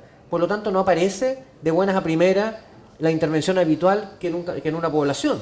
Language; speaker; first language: Spanish; native; Spanish